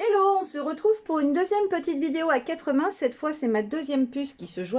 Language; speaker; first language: French; native; French